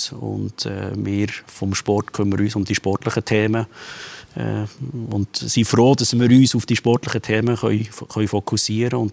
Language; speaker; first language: German; native; German